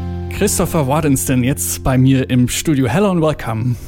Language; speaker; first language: German; native; German